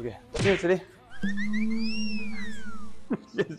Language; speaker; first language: Korean; native; Korean